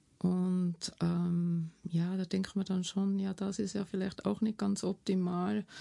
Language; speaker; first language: German; native; German